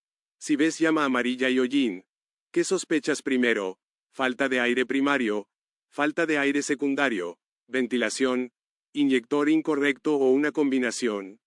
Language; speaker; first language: Spanish; native; Spanish